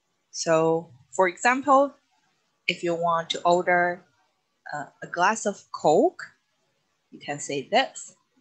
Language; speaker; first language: English; non-native, fluent; Chinese